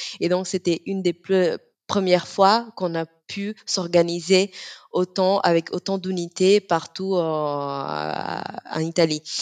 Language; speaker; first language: French; non-native, fluent; Italian